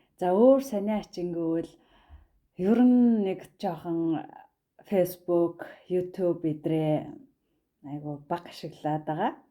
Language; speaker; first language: Mongolian; native; Mongolian